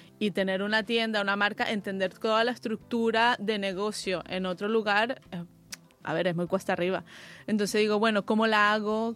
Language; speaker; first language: Spanish; native; Spanish